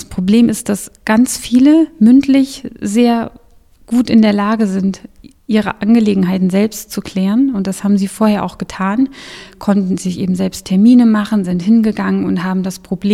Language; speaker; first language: German; native; German